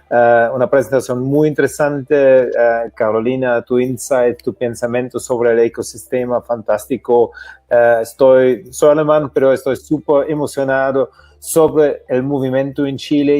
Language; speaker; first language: Spanish; non-native, fluent; German